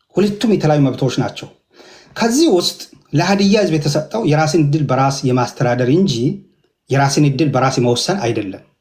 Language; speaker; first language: Amharic; non-native, local second language; Hadiyya